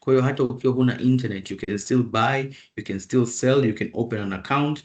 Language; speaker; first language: English; non-native, local second language; Swahili